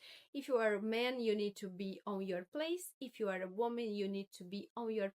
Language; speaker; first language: English; non-native, learner; Portuguese